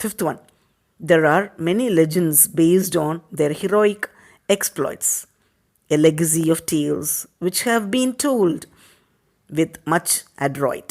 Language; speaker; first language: English; non-native, local second language; Tamil